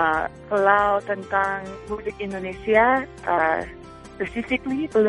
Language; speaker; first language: Indonesian; non-native, fluent; English